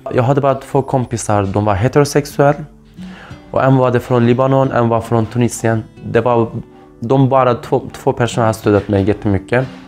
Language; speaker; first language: Swedish; non-native, fluent; Kurdish